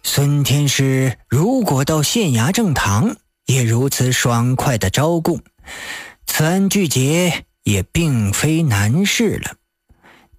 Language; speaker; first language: Chinese; native; Chinese